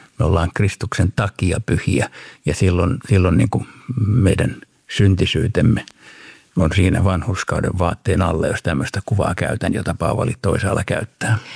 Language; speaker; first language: Finnish; native; Finnish